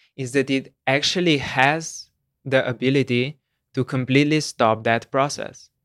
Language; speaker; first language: English; non-native, fluent; Slovenian